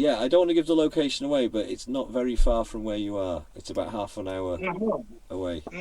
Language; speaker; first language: English; native; English